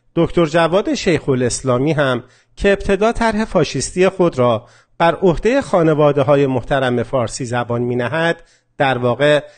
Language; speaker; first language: Persian; non-native, local second language; Azerbaijani